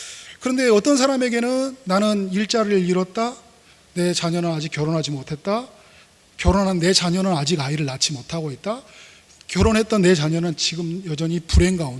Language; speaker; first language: Korean; native; Korean